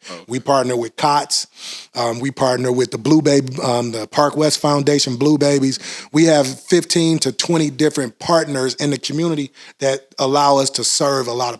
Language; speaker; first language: English; native; English